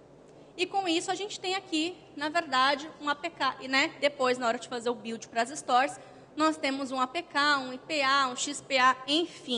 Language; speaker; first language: Portuguese; native; Portuguese